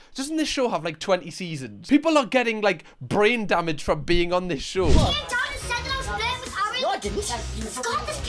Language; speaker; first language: English; native; English